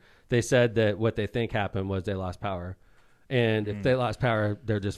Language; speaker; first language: English; native; English